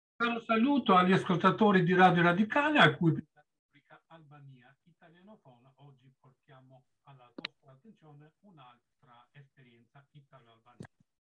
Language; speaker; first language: Italian; non-native, fluent; Albanian